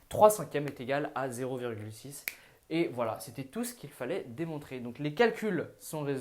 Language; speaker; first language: French; native; French